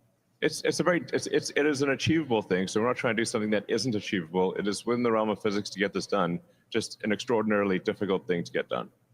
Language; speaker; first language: English; native; English